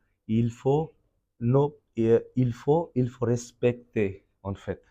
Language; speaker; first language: French; non-native, fluent; Bangla